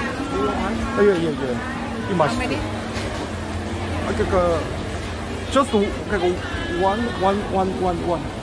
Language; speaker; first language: Korean; native; Korean